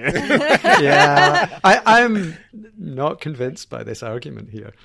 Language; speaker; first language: English; native; English